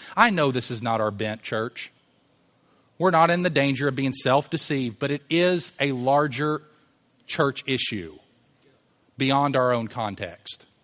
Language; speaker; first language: English; native; English